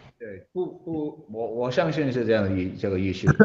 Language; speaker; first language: Chinese; non-native, local second language; Cantonese